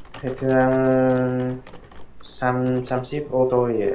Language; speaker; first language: Korean; non-native, learner; Vietnamese